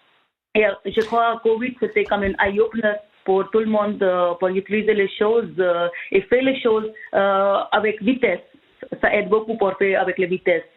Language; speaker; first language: French; non-native, learner; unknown